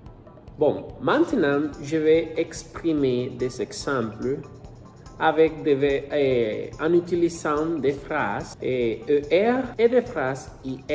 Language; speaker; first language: French; non-native, fluent; Spanish